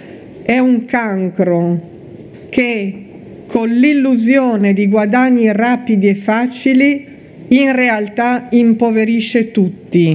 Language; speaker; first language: Italian; native; Italian